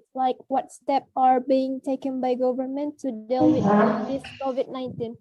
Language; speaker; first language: English; non-native, learner; Indonesian